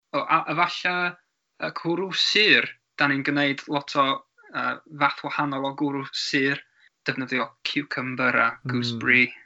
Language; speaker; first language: Welsh; non-native, learner; English